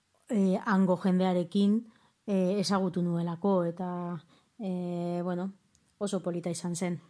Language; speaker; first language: Basque; non-native, local second language; Spanish